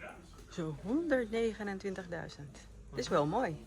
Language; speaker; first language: Dutch; non-native, learner; Cebuano